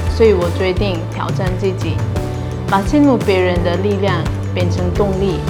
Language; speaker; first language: Chinese; non-native, fluent; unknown